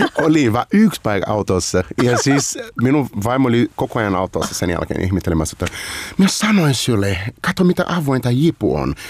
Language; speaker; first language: Finnish; non-native, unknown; Portuguese